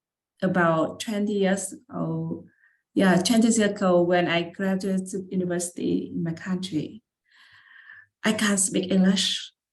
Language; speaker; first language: English; non-native, learner; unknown